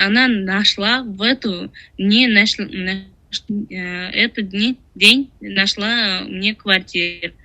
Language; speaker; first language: Russian; non-native, learner; Tajik